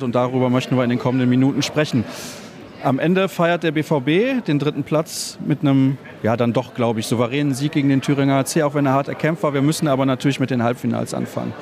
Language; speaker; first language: German; native; German